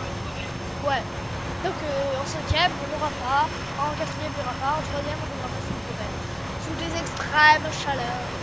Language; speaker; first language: French; native; French